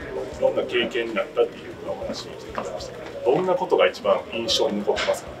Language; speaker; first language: Japanese; native; Japanese